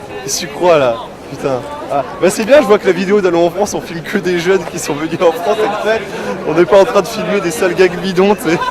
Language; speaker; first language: French; native; French